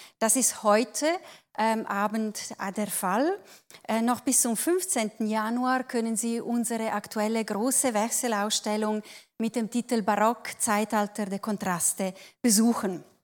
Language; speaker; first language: German; non-native, local second language; Italian